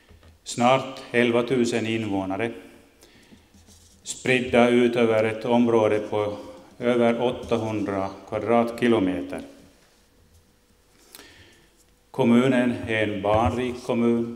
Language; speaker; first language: Swedish; native; Swedish